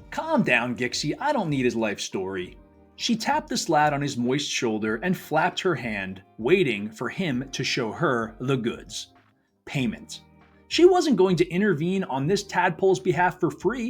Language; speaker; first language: English; native; English